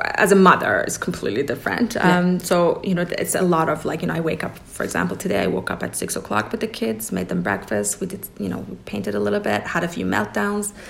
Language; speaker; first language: English; early bilingual, other home language; Persian